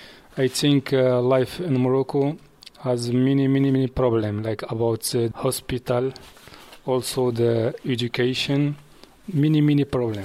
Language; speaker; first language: English; non-native, learner; Arabic